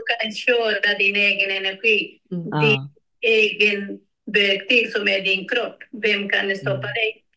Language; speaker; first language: Swedish; non-native, learner; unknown